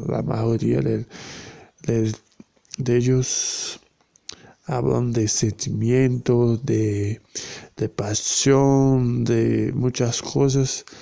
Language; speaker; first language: Spanish; non-native, learner; Portuguese